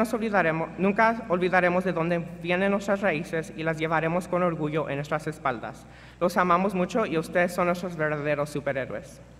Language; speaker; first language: Spanish; early bilingual, heritage; Spanish